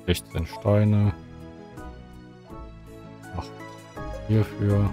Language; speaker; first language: German; native; German